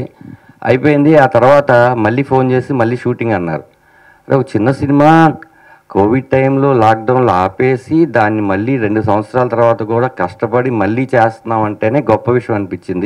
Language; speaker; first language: Telugu; native; Telugu